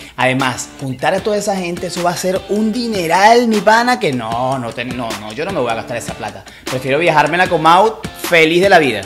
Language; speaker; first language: Spanish; native; Spanish